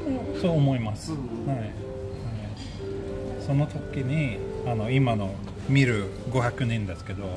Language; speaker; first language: Japanese; non-native, fluent; Swedish